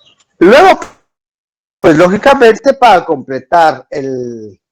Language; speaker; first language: Spanish; native; Spanish